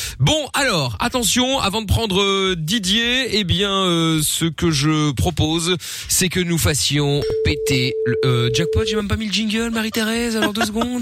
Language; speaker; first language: French; early bilingual, other home language; Portuguese